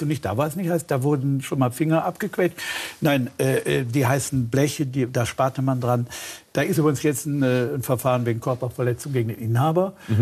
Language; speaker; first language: German; native; German